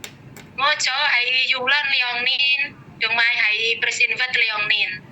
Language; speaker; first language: Cantonese; non-native, learner; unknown